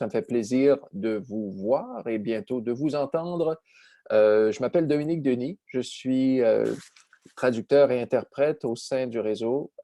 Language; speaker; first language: French; native; French